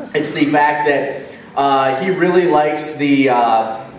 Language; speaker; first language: English; native; English